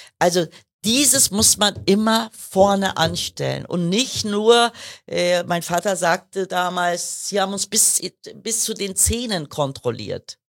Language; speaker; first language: German; early bilingual, other home language; Kurdish